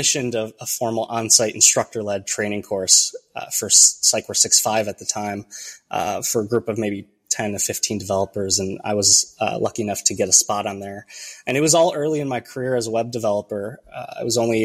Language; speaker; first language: English; early bilingual, other home language; Romanian